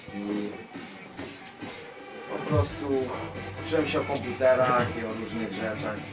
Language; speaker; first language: Polish; early bilingual, heritage; Polish